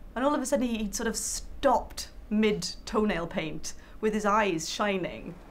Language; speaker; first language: English; native; English